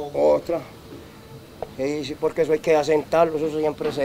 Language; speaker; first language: Spanish; native; Spanish